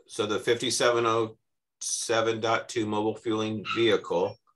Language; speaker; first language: English; native; English